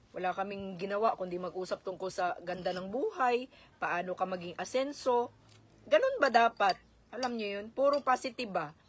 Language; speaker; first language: Filipino; non-native, local second language; Cebuano